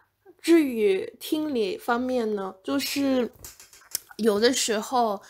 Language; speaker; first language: Chinese; non-native, fluent; English